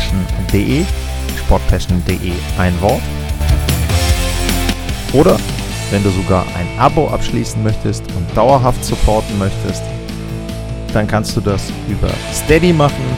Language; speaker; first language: German; native; German